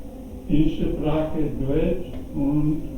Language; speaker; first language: German; non-native, learner; Urdu